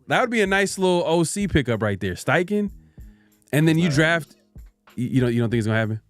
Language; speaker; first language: English; native; English